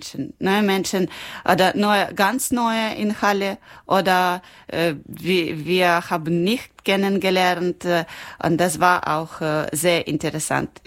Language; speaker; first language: German; non-native, learner; Ukrainian